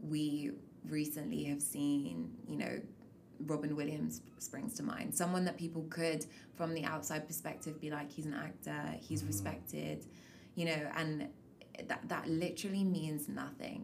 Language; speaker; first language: English; native; English